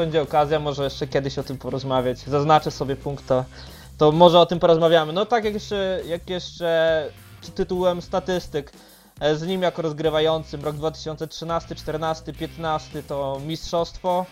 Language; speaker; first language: Polish; native; Polish